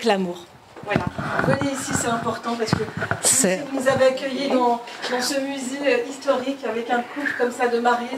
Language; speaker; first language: French; native; French